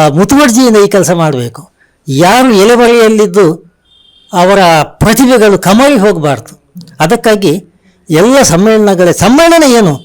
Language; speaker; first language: Kannada; non-native, local second language; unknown